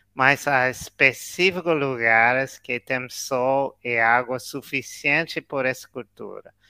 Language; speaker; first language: Portuguese; non-native, learner; English